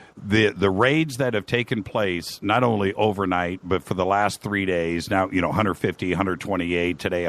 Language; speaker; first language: English; native; English